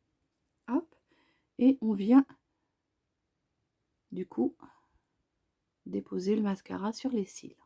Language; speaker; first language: French; native; French